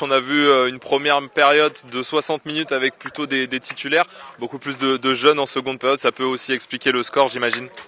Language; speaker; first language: French; native; French